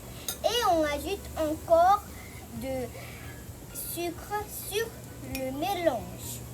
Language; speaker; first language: French; early bilingual, heritage; French